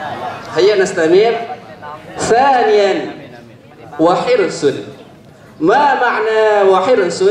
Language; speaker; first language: Arabic; non-native, learner; Indonesian